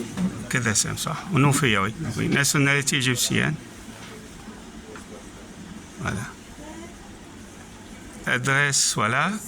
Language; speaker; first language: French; non-native, fluent; Arabic